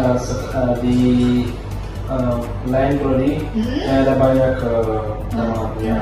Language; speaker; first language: Indonesian; non-native, learner; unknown